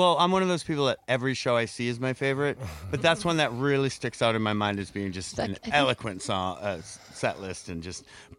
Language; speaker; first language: English; native; English